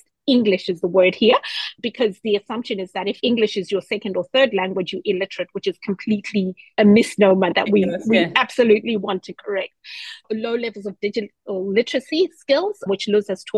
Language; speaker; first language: English; non-native, local second language; Shona